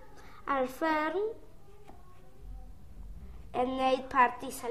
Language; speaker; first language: Welsh; non-native, local second language; Spanish